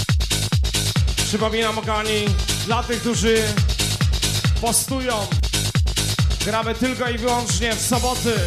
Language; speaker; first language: Polish; native; Polish